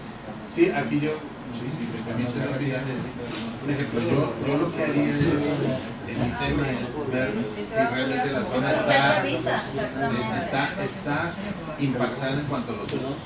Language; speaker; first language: Spanish; native; Spanish